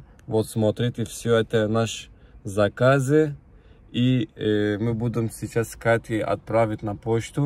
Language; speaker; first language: Russian; non-native, learner; Turkish